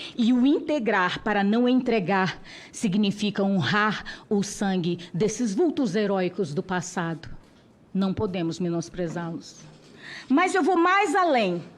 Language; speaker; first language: Portuguese; non-native, local second language; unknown